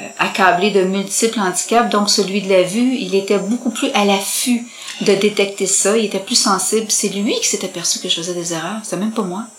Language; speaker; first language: French; native; French